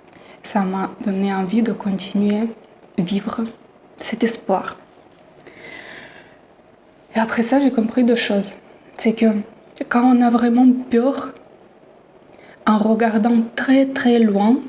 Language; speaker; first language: French; non-native, fluent; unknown